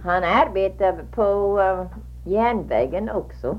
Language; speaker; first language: Swedish; early bilingual, heritage; Swedish